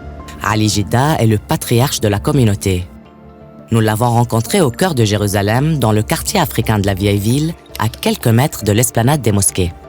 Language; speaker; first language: French; native; French